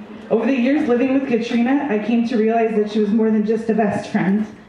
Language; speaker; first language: English; native; English